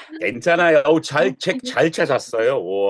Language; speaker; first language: Korean; non-native, learner; English